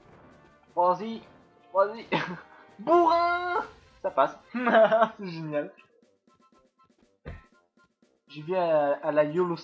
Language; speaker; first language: French; native; French